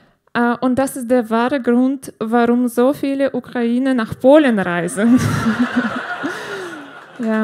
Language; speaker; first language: German; non-native, fluent; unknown